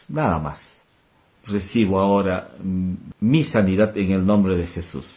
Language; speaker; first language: Spanish; native; Spanish